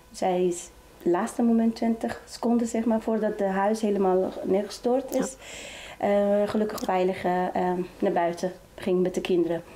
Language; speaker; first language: Dutch; non-native, fluent; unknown